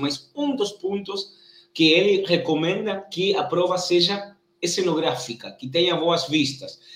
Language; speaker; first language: Portuguese; non-native, learner; Spanish